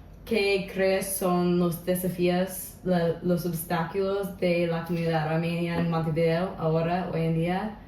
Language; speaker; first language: Spanish; non-native, local second language; English